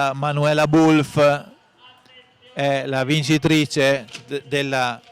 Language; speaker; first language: Italian; native; Italian